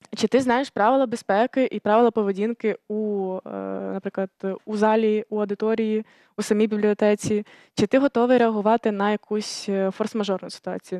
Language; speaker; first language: Ukrainian; native; Ukrainian